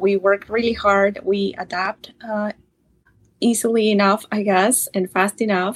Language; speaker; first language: English; non-native, fluent; Spanish